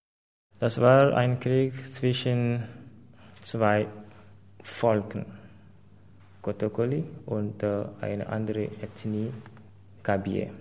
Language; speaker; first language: German; non-native, fluent; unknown